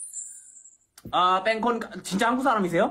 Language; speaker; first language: Thai; non-native, fluent; Korean